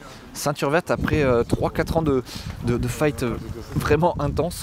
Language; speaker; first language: French; native; French